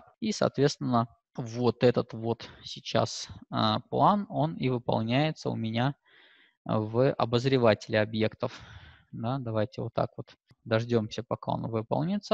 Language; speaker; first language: Russian; native; Russian